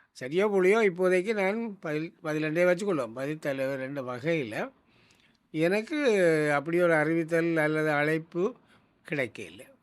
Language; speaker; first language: Tamil; native; Tamil